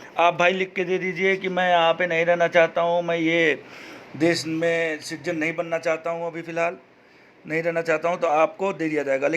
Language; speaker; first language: Hindi; native; Hindi